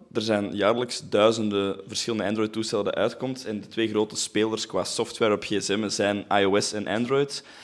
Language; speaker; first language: Dutch; native; Dutch